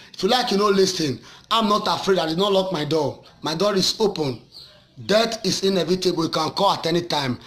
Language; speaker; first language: Nigerian Pidgin; non-native, local second language; Esan